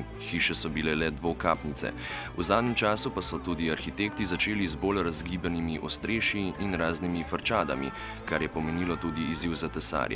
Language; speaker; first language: Slovenian; native; Slovenian